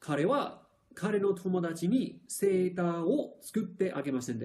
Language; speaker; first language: Japanese; non-native, fluent; English